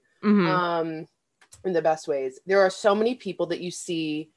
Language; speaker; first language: English; native; English